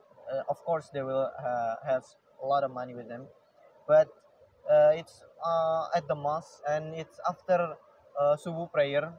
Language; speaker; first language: English; non-native, learner; Indonesian